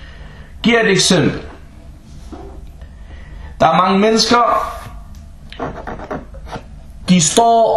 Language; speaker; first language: Danish; early bilingual, other home language; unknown